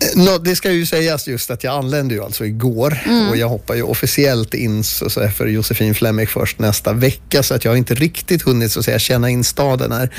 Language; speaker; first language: Swedish; early bilingual, other home language; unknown